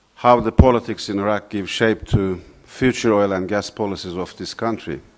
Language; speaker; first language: English; non-native, fluent; Turkish